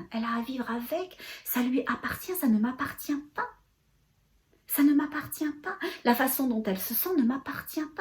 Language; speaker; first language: French; native; French